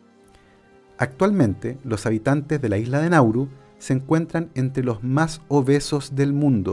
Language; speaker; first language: Spanish; native; Spanish